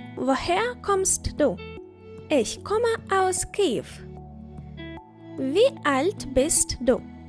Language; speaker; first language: German; non-native, fluent; Ukrainian